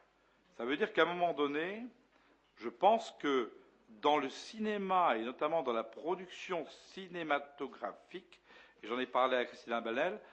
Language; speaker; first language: French; native; French